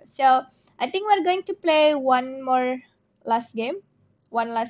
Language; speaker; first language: English; non-native, fluent; Indonesian